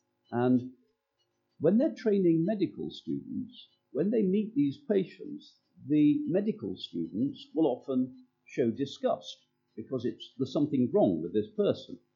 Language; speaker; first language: English; native; English